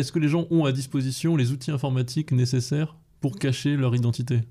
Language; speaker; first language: French; native; French